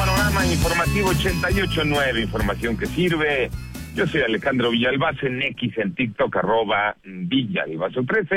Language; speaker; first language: Spanish; native; Spanish